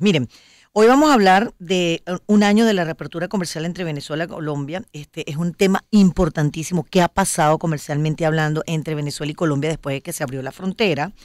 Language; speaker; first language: Spanish; native; Spanish